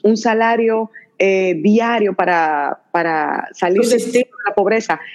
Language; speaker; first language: Spanish; native; Spanish